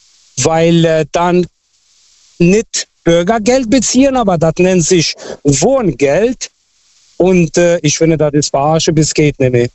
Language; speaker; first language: German; non-native, fluent; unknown